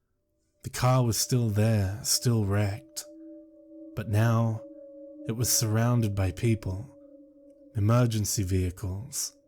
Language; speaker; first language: English; native; English